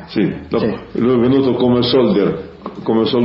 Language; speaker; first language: Italian; early bilingual, heritage; Italian